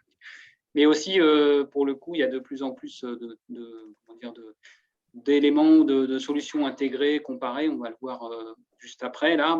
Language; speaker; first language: French; native; French